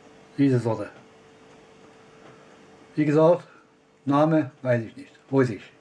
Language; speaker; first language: German; non-native, learner; Russian